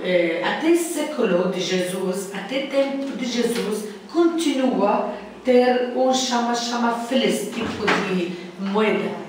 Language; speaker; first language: Portuguese; non-native, learner; Arabic